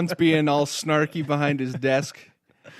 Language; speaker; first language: English; native; English